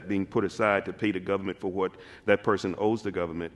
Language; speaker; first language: English; native; English